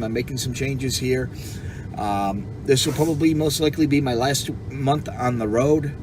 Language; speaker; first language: English; native; English